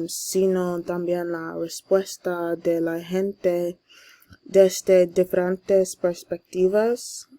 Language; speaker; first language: Spanish; non-native, learner; English